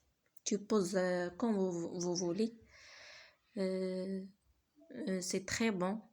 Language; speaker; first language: French; non-native, learner; Arabic